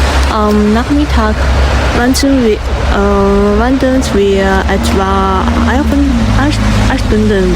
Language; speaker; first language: German; non-native, learner; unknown